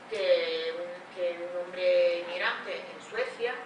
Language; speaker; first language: Spanish; native; Spanish